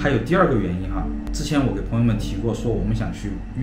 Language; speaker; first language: Chinese; native; Chinese